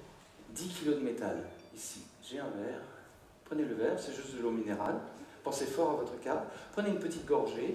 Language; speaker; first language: French; native; French